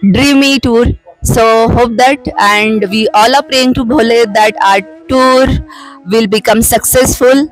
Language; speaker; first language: English; non-native, local second language; Marathi